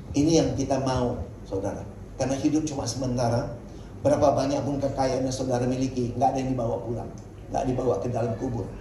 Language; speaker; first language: Indonesian; native; Indonesian